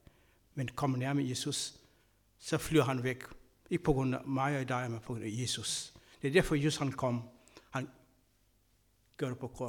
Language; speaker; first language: Danish; non-native, fluent; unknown